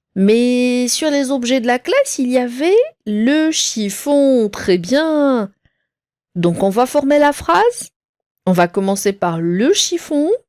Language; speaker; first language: French; non-native, local second language; Arabic